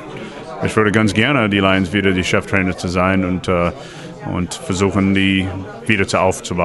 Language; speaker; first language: German; non-native, learner; English